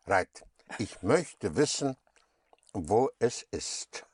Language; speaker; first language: German; non-native, fluent; English